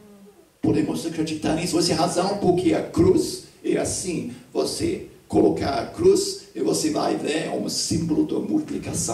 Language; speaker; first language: Portuguese; non-native, fluent; English